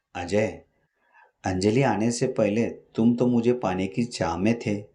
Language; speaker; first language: Hindi; non-native, local second language; Marathi